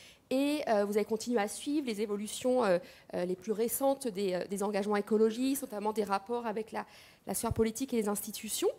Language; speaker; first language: French; native; French